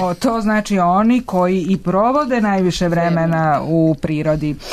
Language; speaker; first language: Serbian; native; Serbian